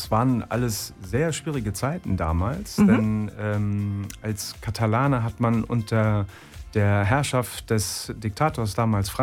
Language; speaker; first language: German; native; German